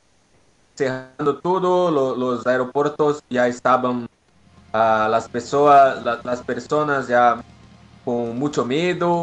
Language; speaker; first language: Spanish; non-native, learner; Portuguese